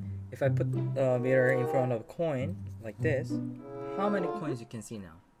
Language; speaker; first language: English; non-native, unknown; Korean